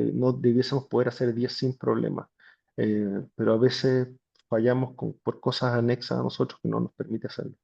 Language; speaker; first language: Spanish; native; Spanish